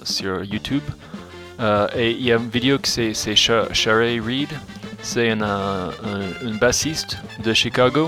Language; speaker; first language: French; non-native, fluent; English